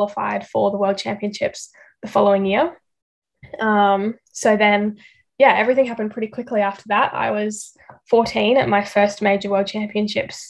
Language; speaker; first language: English; native; English